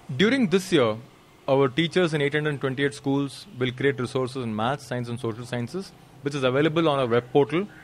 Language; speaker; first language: English; non-native, local second language; Kannada